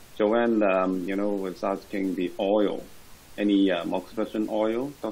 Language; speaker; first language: English; non-native, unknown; Chinese